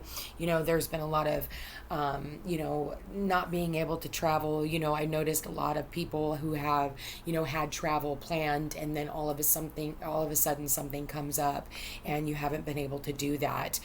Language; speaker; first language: English; native; English